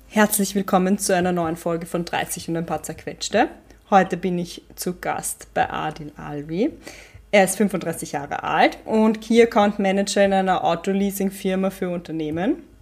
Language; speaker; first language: German; native; German